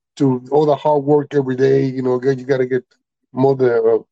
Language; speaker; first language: English; non-native, learner; Spanish